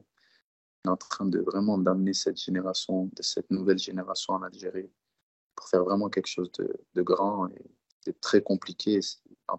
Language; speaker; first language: French; early bilingual, other home language; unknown